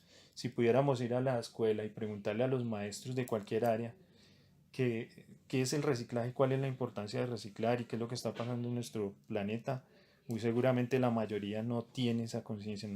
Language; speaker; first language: Spanish; native; Spanish